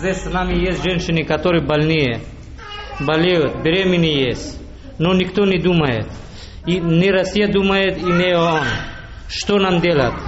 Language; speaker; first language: Russian; early bilingual, other home language; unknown